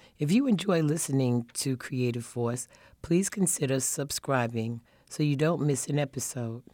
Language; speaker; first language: English; native; English